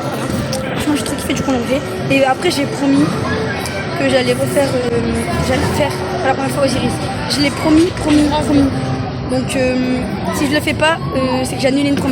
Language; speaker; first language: French; native; French